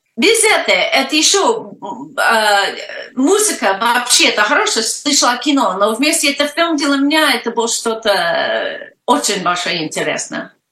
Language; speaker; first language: Russian; non-native, learner; English